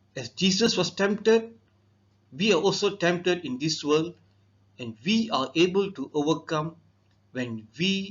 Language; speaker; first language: English; non-native, local second language; Tamil